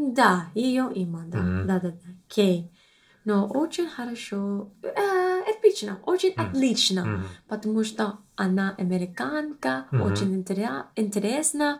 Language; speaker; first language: Russian; non-native, learner; English